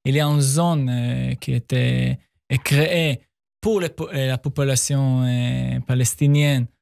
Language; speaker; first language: French; non-native, fluent; Hebrew